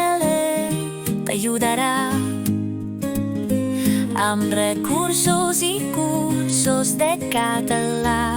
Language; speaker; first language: Catalan; non-native, learner; Russian